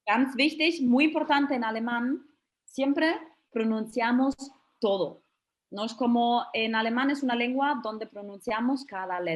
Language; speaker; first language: Spanish; non-native, fluent; German